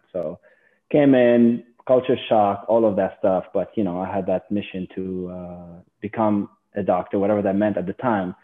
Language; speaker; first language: English; non-native, fluent; Arabic